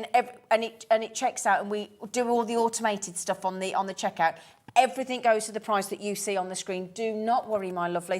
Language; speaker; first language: English; native; English